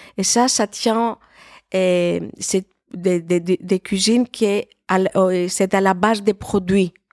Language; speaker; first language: French; non-native, fluent; Greek